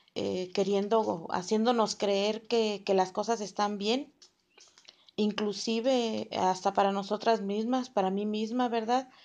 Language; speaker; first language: Spanish; native; Spanish